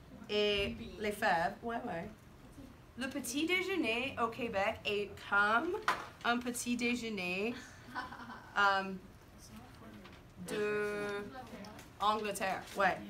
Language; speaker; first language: French; non-native, fluent; English